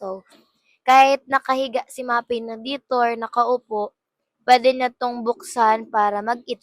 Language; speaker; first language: Filipino; native; Filipino